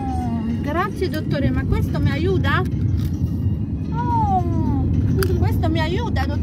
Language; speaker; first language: Italian; non-native, learner; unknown